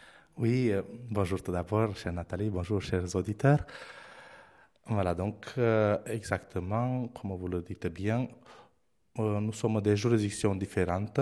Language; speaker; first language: French; non-native, fluent; Romanian